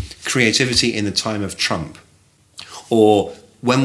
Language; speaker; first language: English; native; English